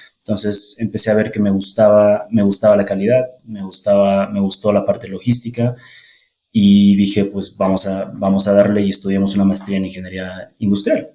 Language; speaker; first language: Spanish; native; Spanish